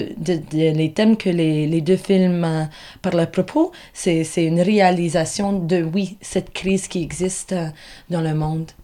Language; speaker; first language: French; non-native, local second language; English